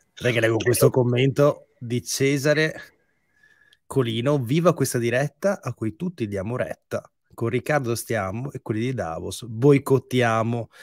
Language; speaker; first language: Italian; native; Italian